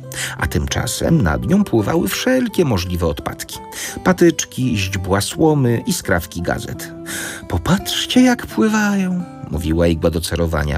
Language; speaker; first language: Polish; native; Polish